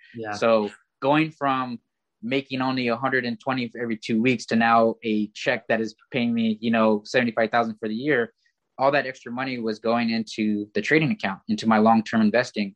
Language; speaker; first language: English; native; English